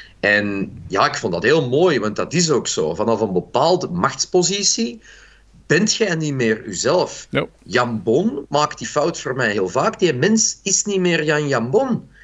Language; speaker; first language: Dutch; native; Dutch